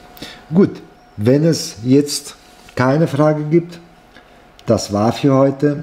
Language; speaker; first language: German; non-native, fluent; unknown